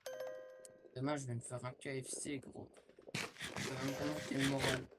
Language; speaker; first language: French; native; French